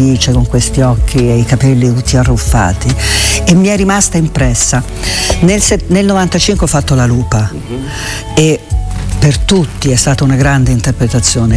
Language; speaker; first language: Italian; native; Italian